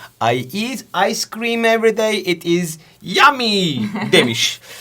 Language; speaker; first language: English; non-native, fluent; Turkish